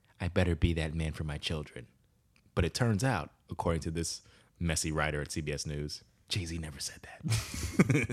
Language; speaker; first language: English; native; English